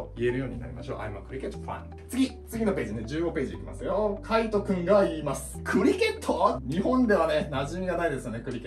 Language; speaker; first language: Japanese; native; Japanese